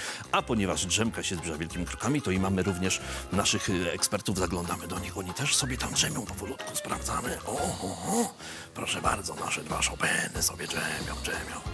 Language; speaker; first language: Polish; native; Polish